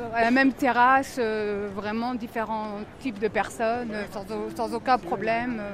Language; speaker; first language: French; native; French